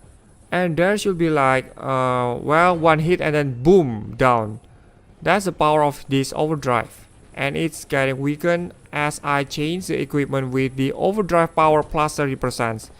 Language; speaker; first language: English; non-native, fluent; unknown